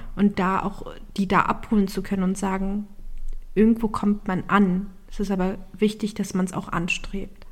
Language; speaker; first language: German; early bilingual, other home language; Turkish